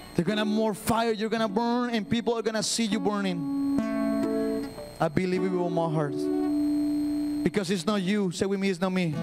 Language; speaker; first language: English; non-native, fluent; Spanish